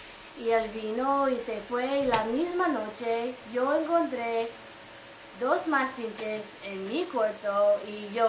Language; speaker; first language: Spanish; non-native, fluent; English